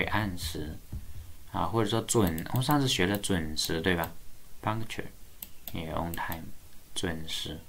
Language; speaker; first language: Chinese; native; Chinese